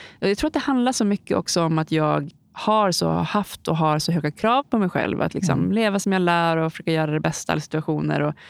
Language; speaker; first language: Swedish; native; Swedish